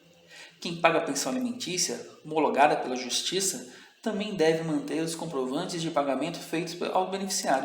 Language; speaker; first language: Portuguese; native; Portuguese